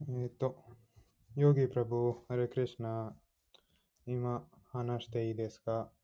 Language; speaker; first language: Japanese; non-native, fluent; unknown